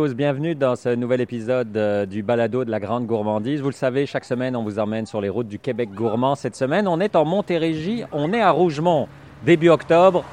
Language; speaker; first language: French; native; French